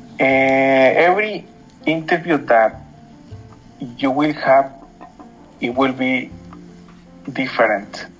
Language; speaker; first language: English; non-native, learner; Spanish